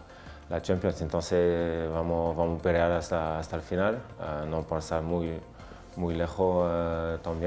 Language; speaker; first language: Spanish; non-native, learner; French